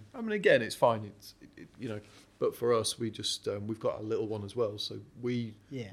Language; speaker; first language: English; native; English